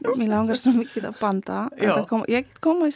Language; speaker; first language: Icelandic; non-native, learner; Polish